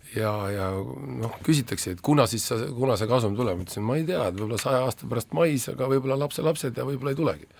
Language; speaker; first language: Estonian; native; Estonian